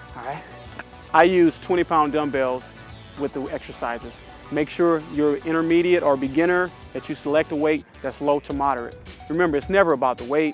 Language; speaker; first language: English; native; English